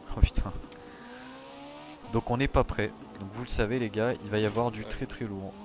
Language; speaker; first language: French; native; French